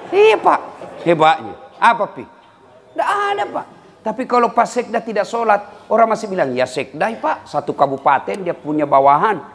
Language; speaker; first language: Indonesian; native; Indonesian